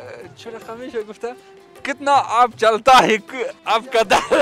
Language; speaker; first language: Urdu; non-native, learner; Persian